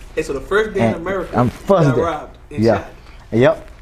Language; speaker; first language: English; non-native, local second language; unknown